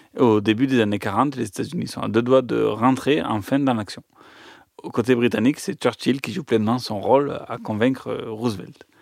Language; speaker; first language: French; native; French